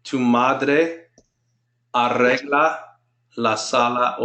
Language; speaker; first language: Spanish; non-native, fluent; English